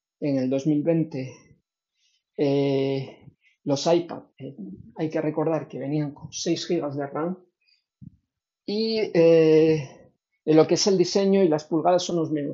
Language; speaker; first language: Spanish; native; Spanish